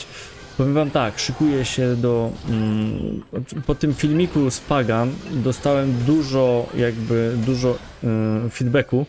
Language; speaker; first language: Polish; native; Polish